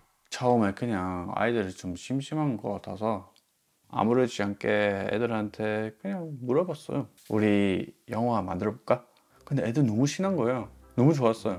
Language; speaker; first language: Korean; non-native, fluent; English